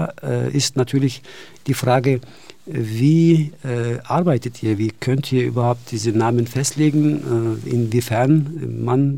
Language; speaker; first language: German; non-native, fluent; Turkish